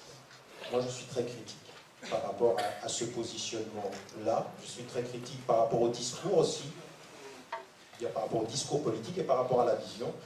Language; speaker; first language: French; native; French